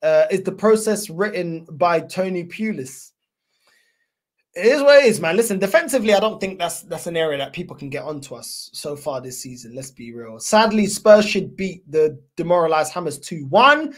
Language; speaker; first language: English; early bilingual, other home language; Portuguese